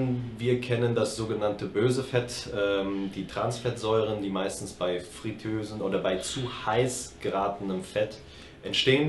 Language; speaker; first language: German; native; German